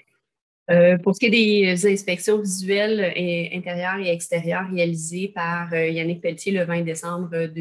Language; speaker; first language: French; native; French